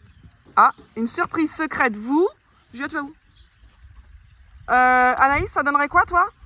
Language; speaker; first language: French; native; French